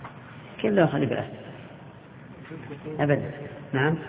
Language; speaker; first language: Arabic; native; Arabic